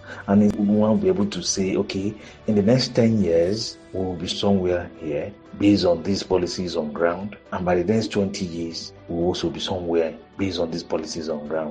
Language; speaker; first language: English; non-native, local second language; Igbo